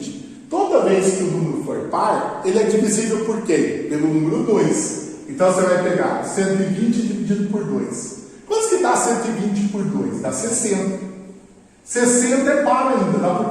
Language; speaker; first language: Portuguese; native; Portuguese